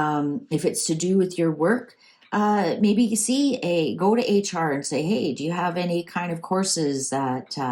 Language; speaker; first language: English; native; English